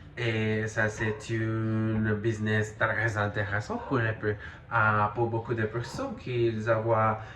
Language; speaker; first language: French; non-native, learner; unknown